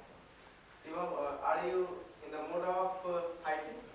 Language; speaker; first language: English; non-native, learner; Hindi